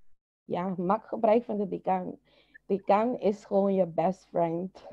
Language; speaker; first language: Dutch; non-native, local second language; Papiamento